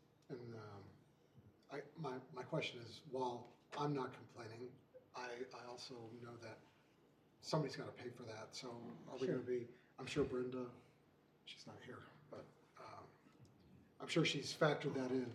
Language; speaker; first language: English; native; English